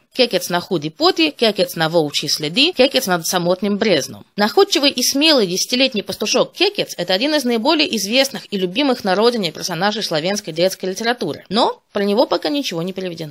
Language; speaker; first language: Russian; native; Russian